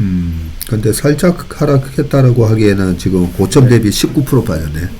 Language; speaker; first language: Korean; native; Korean